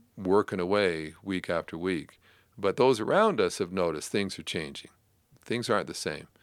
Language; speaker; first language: English; native; English